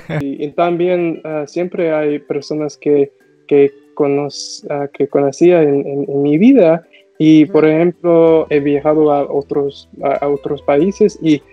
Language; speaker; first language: Spanish; non-native, learner; English